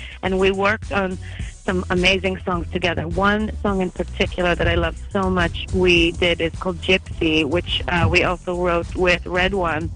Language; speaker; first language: English; native; English